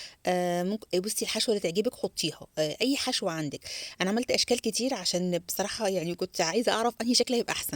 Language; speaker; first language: Arabic; native; Arabic